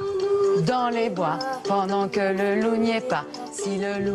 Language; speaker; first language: French; native; French